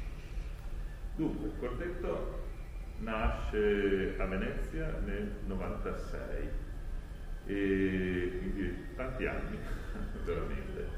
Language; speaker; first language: Italian; native; Italian